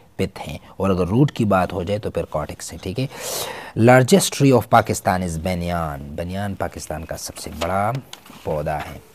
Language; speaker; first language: Urdu; non-native, local second language; Pashto